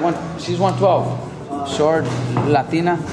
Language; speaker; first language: English; native; English